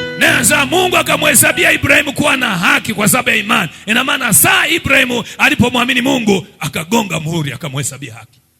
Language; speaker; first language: Swahili; native; Swahili